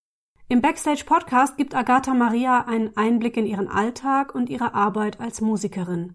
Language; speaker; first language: German; native; German